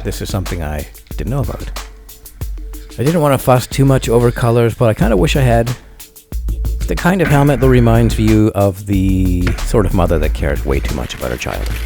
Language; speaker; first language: English; native; English